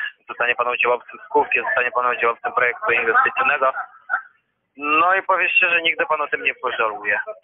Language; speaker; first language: Polish; non-native, learner; Ukrainian